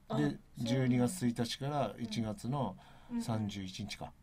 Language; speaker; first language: Japanese; native; Japanese